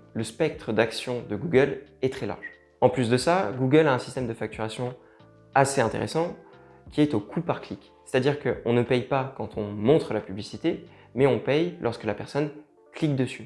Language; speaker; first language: French; native; French